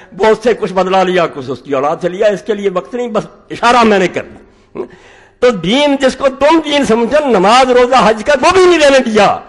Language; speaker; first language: Urdu; native; Urdu